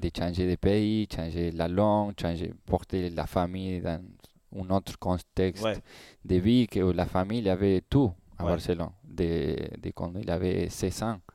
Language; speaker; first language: French; non-native, learner; Spanish